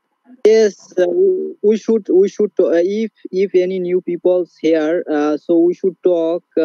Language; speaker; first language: English; non-native, learner; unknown